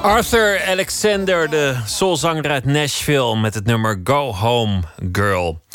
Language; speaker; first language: Dutch; native; Dutch